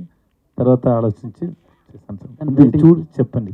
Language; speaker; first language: Telugu; non-native, learner; Tamil